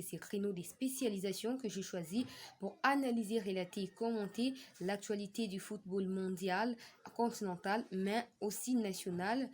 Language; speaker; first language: French; non-native, local second language; Lingala